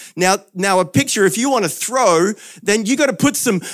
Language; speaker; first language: English; native; English